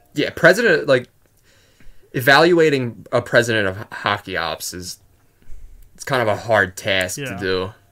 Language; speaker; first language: English; native; English